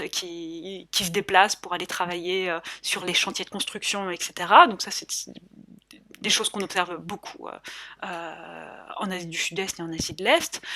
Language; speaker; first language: French; native; French